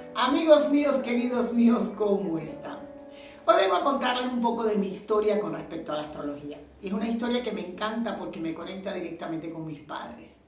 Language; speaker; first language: Spanish; native; Spanish